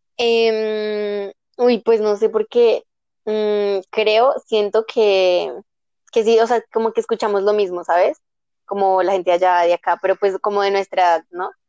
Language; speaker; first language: Spanish; native; Spanish